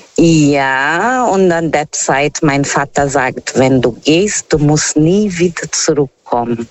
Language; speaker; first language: German; non-native, learner; Portuguese